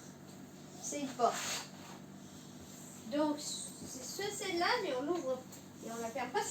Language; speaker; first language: French; native; French